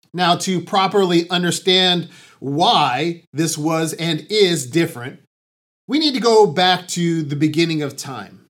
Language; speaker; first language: English; native; English